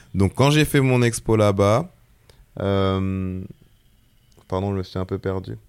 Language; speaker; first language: French; native; French